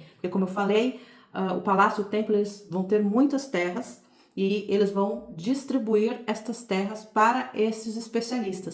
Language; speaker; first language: Portuguese; native; Portuguese